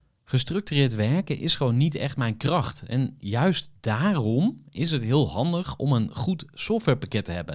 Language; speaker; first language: Dutch; native; Dutch